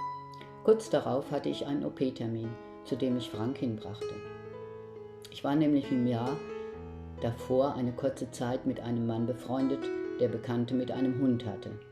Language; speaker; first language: German; native; German